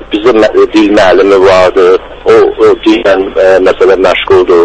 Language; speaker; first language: Azerbaijani; native; Azerbaijani